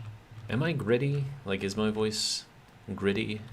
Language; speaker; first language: English; native; English